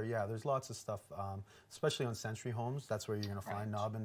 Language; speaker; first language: English; native; English